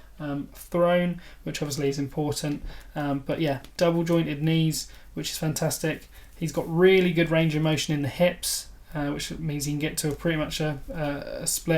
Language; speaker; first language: English; native; English